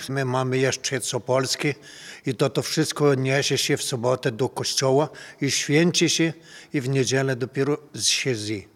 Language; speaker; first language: Polish; early bilingual, heritage; Polish